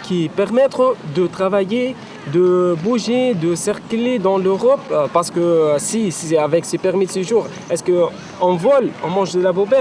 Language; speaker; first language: French; non-native, local second language; Arabic